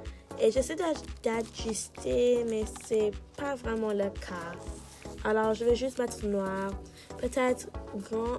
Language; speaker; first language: French; non-native, learner; English